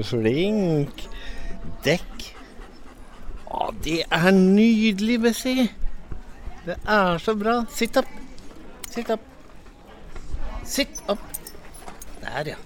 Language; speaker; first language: Norwegian; native; Norwegian